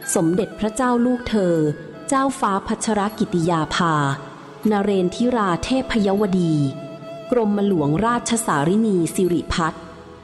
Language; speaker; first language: Thai; native; Thai